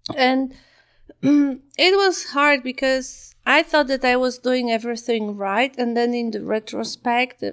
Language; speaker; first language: English; non-native, fluent; Polish